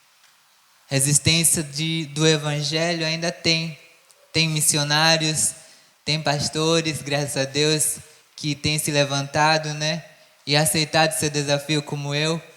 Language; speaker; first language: Portuguese; non-native, local second language; Ticuna